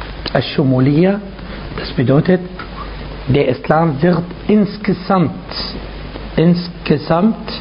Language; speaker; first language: German; non-native, fluent; Arabic